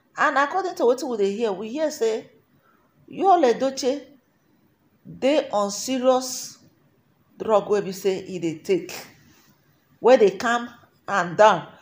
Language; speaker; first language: Nigerian Pidgin; native; Nigerian Pidgin